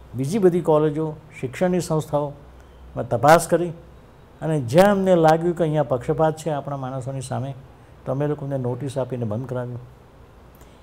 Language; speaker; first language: Gujarati; native; Gujarati